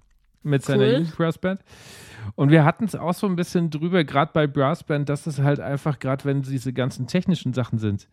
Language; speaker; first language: German; native; German